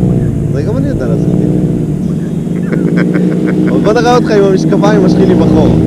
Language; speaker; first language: Hebrew; native; Hebrew